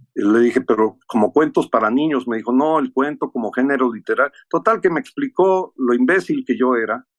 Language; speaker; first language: Spanish; early bilingual, heritage; Spanish